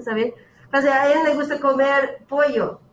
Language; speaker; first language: Spanish; non-native, learner; English